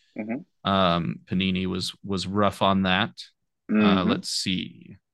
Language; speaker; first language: English; native; English